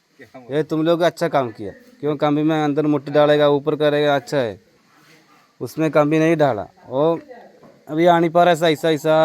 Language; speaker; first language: Hindi; non-native, local second language; Malayalam